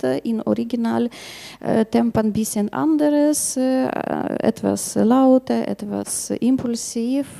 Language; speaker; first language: German; non-native, learner; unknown